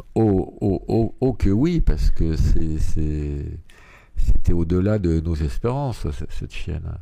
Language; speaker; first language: French; native; French